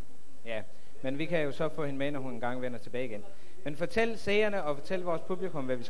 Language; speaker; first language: Danish; native; Danish